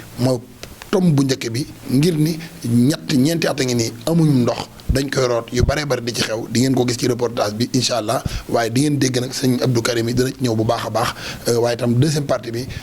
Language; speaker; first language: Wolof; native; Wolof